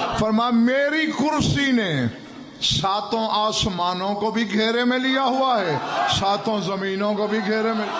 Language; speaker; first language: Urdu; non-native, local second language; Saraiki